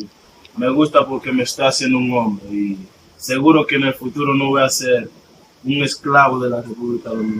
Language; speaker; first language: Spanish; non-native, fluent; Haitian Creole